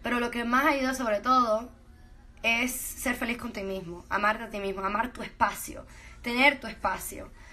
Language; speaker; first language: Spanish; early bilingual, heritage; Spanish